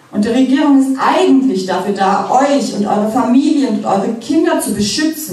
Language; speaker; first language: German; native; German